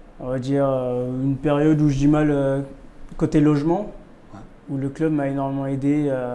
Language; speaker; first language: French; early bilingual, other home language; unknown